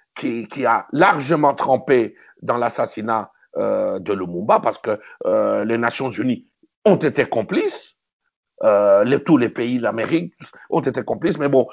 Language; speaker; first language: French; non-native, local second language; Luba-Lulua